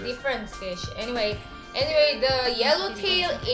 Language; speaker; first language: English; non-native, learner; Korean